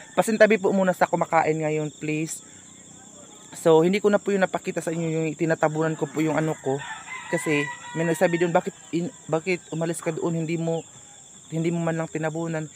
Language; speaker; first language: Filipino; non-native, local second language; Cebuano